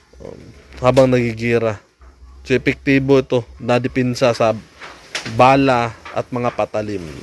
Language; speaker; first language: Filipino; non-native, local second language; Cebuano